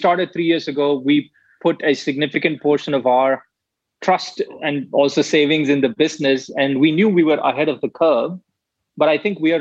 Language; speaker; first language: English; non-native, local second language; Tamil